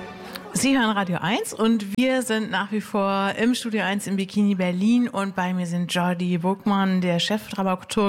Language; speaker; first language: German; native; German